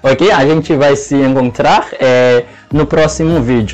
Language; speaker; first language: Portuguese; non-native, learner; Haitian Creole